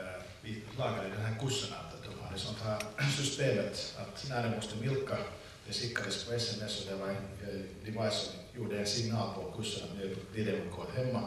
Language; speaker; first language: Swedish; non-native, local second language; Finnish